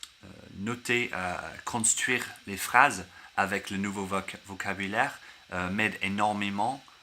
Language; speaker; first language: French; non-native, learner; English